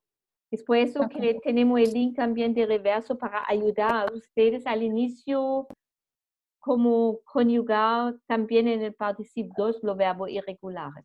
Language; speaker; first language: Spanish; non-native, fluent; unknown